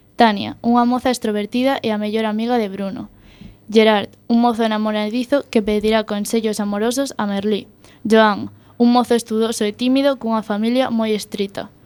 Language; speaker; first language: Galician; non-native, local second language; Spanish